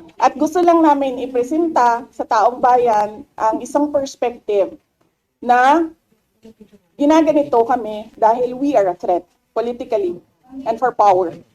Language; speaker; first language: Filipino; non-native, local second language; Cebuano